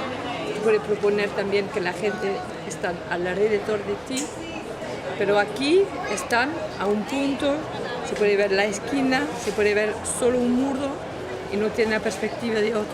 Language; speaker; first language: Spanish; non-native, learner; French